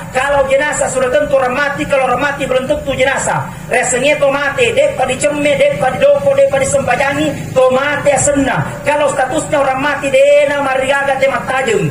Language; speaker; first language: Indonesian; non-native, local second language; Buginese